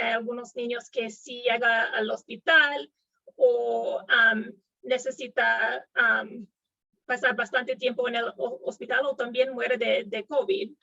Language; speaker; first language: Spanish; non-native, fluent; English